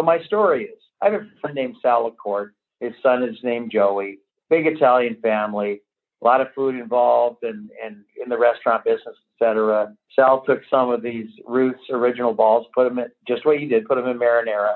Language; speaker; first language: English; native; English